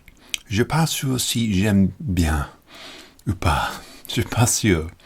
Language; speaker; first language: French; non-native, learner; English